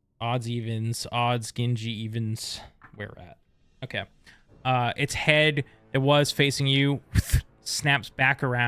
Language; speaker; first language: English; native; English